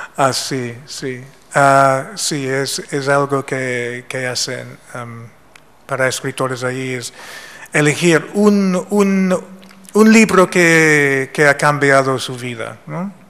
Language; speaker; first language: Spanish; non-native, fluent; English